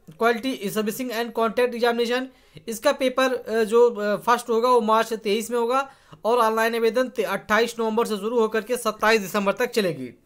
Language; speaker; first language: Hindi; native; Hindi